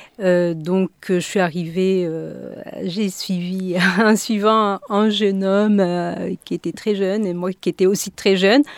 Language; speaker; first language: French; non-native, local second language; Kinyarwanda